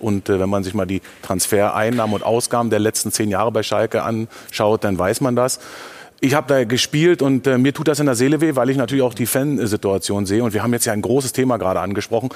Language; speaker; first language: German; native; German